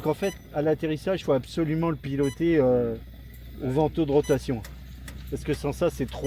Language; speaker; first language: French; native; French